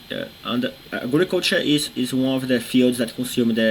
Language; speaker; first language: English; non-native, fluent; Portuguese